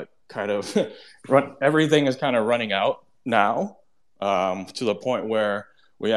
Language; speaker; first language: English; non-native, local second language; Cantonese